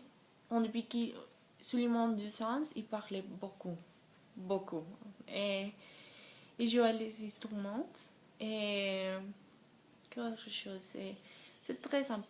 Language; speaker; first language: French; non-native, learner; Spanish